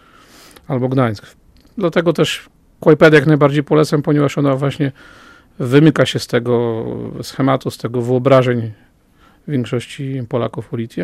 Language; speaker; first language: Polish; native; Polish